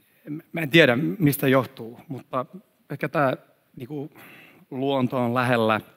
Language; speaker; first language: Finnish; non-native, fluent; Swedish